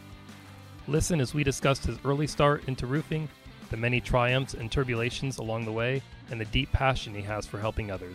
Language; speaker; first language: English; native; English